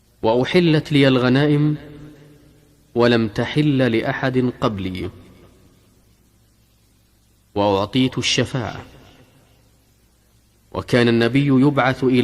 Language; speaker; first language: Arabic; native; Arabic